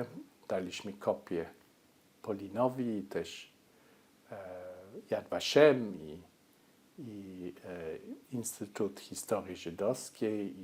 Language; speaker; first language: Polish; early bilingual, heritage; Polish